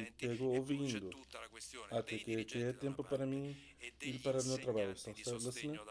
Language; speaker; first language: Portuguese; non-native, learner; English